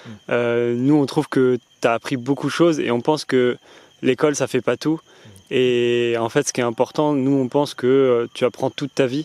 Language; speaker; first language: French; native; French